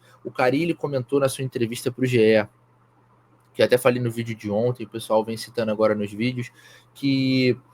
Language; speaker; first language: Portuguese; native; Portuguese